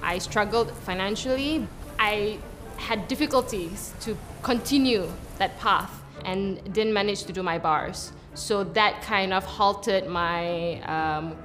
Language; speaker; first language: English; non-native, local second language; Malay